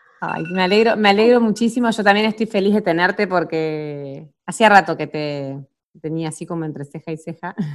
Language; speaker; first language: Spanish; native; Spanish